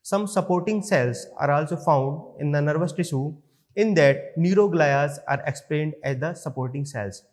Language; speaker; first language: English; non-native, local second language; Hindi